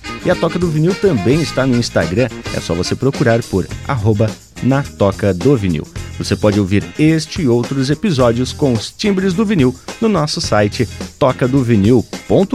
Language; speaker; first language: Portuguese; native; Portuguese